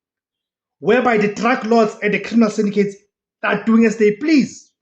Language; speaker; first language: English; non-native, local second language; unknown